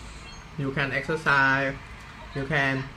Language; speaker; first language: English; non-native, learner; Thai